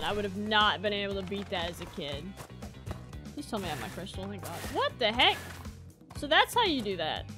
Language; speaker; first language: English; native; English